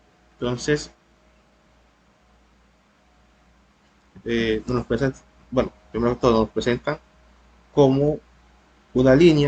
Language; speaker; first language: Spanish; native; Spanish